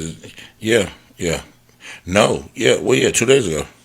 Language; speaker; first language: English; native; English